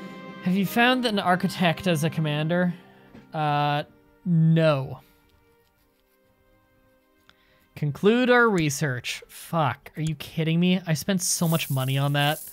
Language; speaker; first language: English; native; English